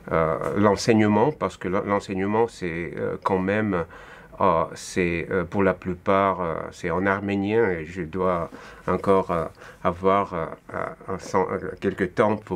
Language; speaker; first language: French; non-native, fluent; Russian